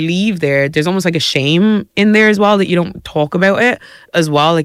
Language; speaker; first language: English; native; English